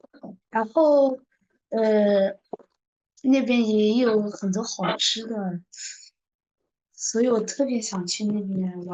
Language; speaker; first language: Chinese; early bilingual, heritage; Chinese